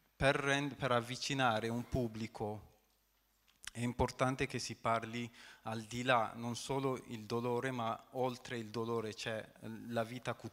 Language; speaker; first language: Italian; non-native, fluent; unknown